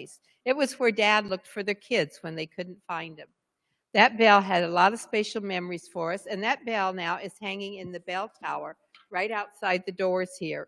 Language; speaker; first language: English; native; English